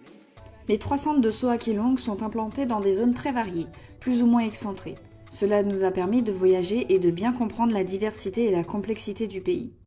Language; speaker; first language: French; native; French